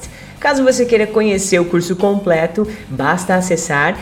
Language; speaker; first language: Portuguese; native; Portuguese